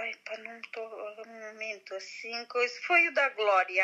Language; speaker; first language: Portuguese; native; Portuguese